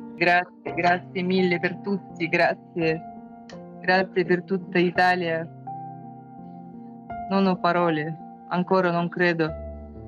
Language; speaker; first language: Italian; non-native, fluent; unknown